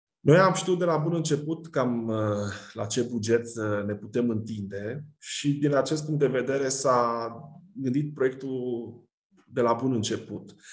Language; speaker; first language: Romanian; native; Romanian